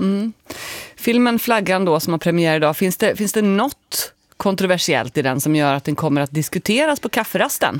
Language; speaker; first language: Swedish; native; Swedish